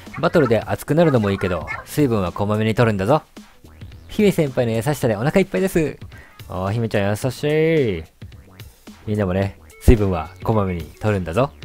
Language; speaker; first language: Japanese; native; Japanese